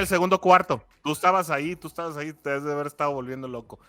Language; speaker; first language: Spanish; native; Spanish